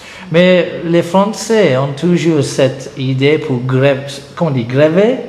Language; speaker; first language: French; non-native, learner; English